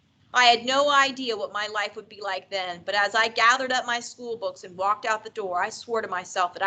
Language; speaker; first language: English; native; English